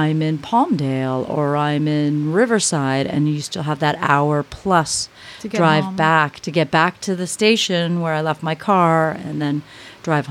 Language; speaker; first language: English; native; English